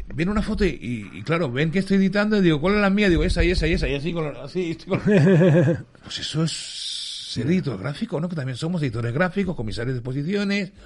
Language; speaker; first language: Spanish; early bilingual, other home language; English